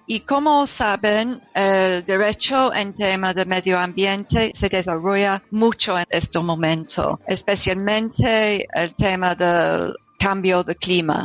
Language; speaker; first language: Spanish; non-native, learner; English